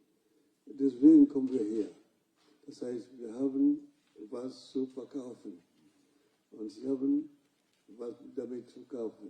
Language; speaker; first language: German; non-native, fluent; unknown